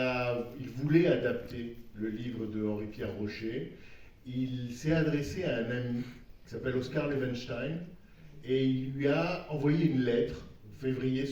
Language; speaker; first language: French; native; French